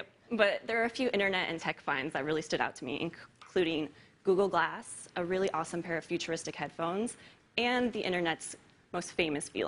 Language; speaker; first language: English; native; English